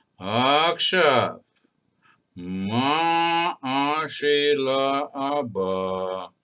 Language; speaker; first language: Hebrew; non-native, fluent; Russian